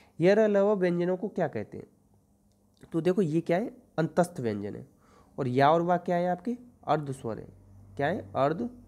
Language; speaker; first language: Hindi; native; Hindi